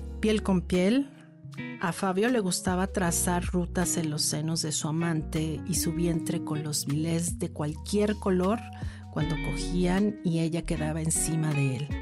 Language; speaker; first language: Spanish; native; Spanish